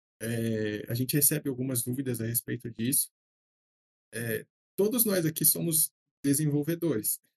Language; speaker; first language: Portuguese; native; Portuguese